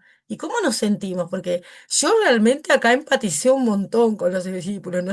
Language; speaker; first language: Spanish; native; Spanish